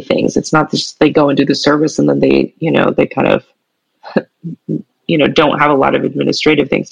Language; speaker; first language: English; native; English